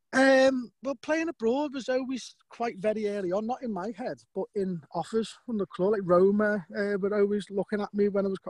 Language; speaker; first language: English; native; English